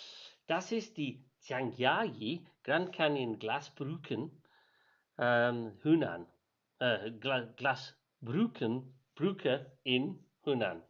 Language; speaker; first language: German; non-native, learner; English